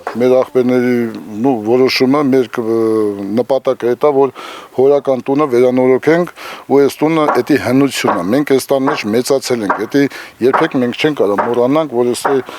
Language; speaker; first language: Armenian; non-native, local second language; Kurdish